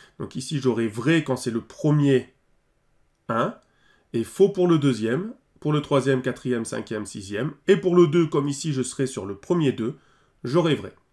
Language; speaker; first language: French; native; French